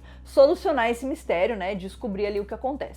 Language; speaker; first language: Portuguese; native; Portuguese